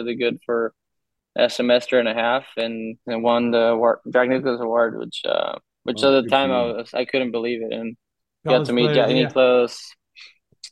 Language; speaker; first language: English; non-native, fluent; Spanish